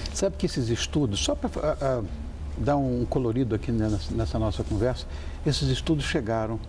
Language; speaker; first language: Portuguese; native; Portuguese